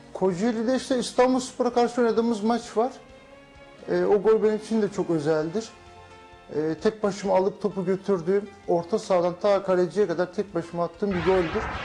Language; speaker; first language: Turkish; early bilingual, heritage; Turkish